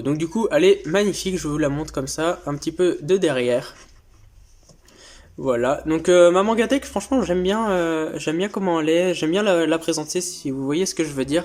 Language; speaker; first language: French; native; French